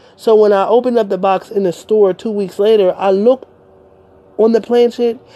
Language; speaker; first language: English; native; English